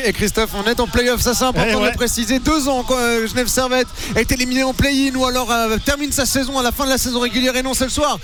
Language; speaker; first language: French; native; French